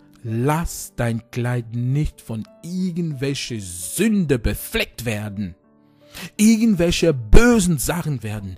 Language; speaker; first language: German; non-native, fluent; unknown